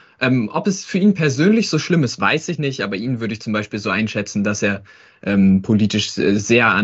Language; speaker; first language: German; native; German